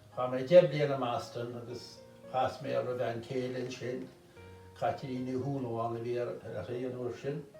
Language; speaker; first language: Irish; native; Irish